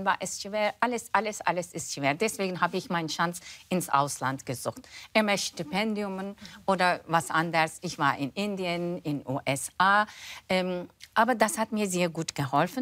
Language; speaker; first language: German; non-native, fluent; Turkish